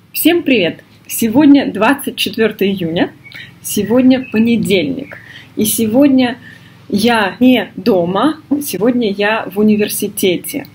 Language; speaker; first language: Russian; native; Russian